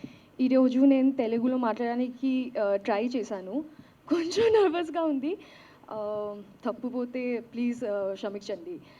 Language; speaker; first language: Telugu; non-native, learner; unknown